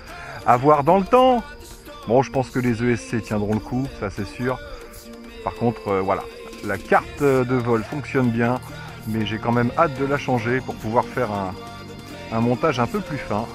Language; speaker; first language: French; native; French